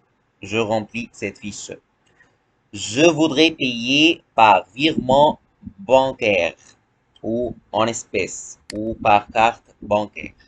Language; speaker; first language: French; non-native, fluent; Arabic